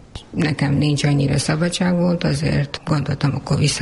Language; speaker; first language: Hungarian; non-native, learner; Urdu